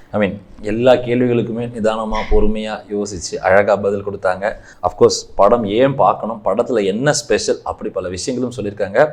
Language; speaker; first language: Tamil; native; Tamil